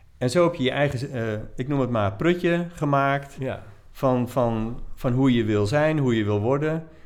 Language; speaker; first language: Dutch; native; Dutch